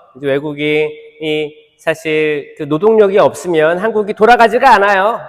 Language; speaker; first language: Korean; native; Korean